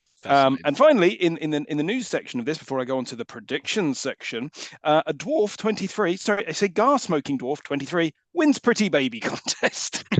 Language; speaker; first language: English; native; English